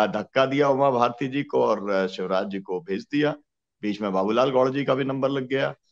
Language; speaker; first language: Hindi; native; Hindi